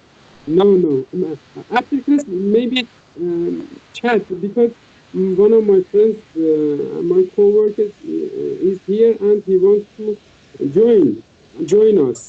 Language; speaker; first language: English; non-native, fluent; Persian